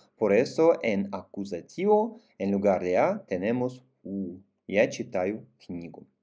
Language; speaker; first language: Spanish; non-native, fluent; Russian